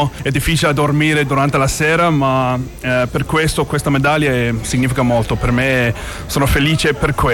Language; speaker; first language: Italian; non-native, fluent; English